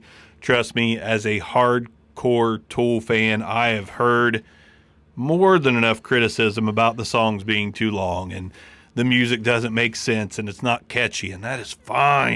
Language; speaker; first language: English; native; English